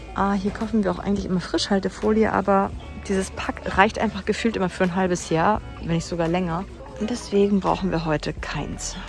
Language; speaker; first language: German; native; German